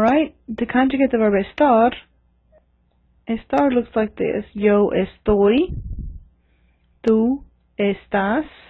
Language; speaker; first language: Spanish; non-native, fluent; English